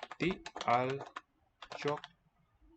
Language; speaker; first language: Italian; non-native, learner; English